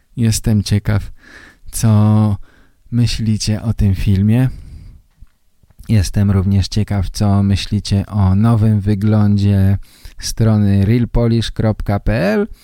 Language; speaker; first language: Polish; native; Polish